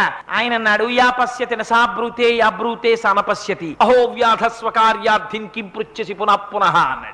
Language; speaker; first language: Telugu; native; Telugu